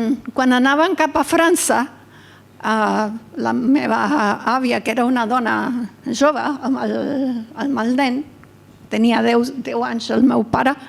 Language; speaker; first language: Catalan; early bilingual, heritage; Catalan